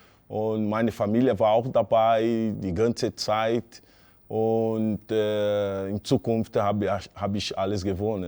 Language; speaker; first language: German; non-native, fluent; Portuguese